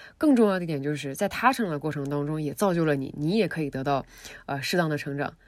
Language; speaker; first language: Chinese; native; Chinese